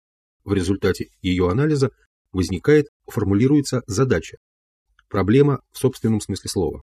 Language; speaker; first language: Russian; native; Russian